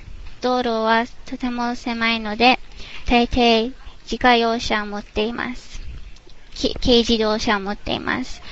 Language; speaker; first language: Japanese; non-native, learner; English